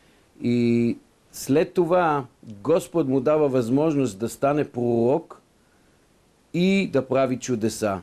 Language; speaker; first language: Bulgarian; non-native, fluent; Hebrew